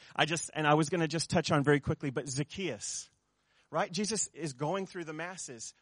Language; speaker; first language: English; native; English